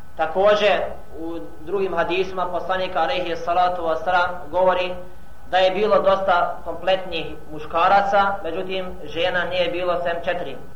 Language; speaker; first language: Bosnian; non-native, fluent; Arabic